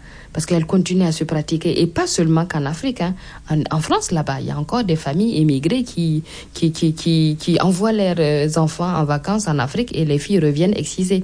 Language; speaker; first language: French; non-native, local second language; Mossi